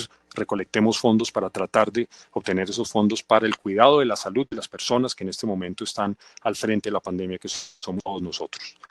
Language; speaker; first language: Spanish; native; Spanish